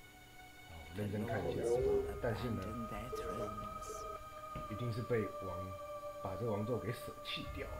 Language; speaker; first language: Chinese; native; Chinese